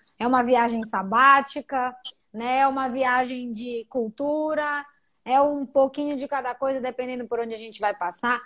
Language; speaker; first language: Portuguese; native; Portuguese